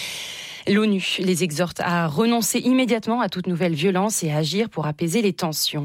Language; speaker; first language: French; native; French